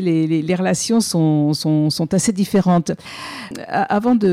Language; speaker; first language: French; native; French